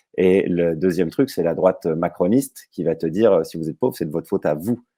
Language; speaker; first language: French; native; French